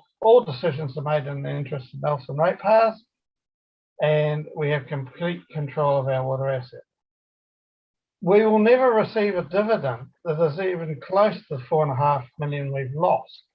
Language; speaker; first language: English; native; English